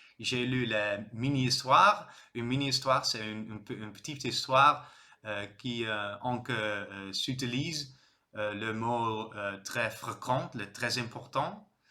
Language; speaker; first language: French; non-native, learner; Dutch